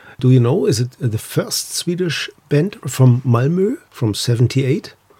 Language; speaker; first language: English; non-native, learner; German